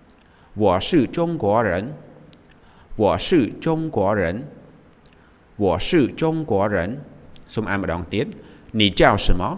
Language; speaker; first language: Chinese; non-native, fluent; Khmer